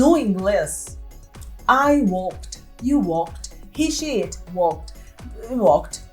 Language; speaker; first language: English; non-native, fluent; Portuguese